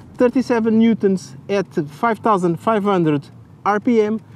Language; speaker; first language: English; non-native, fluent; Portuguese